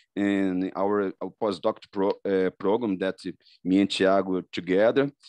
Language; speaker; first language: English; non-native, learner; Portuguese